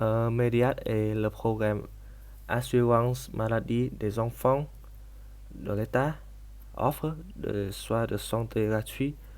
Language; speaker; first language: French; non-native, learner; Vietnamese